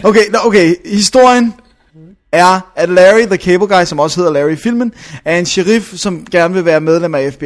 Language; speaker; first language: Danish; native; Danish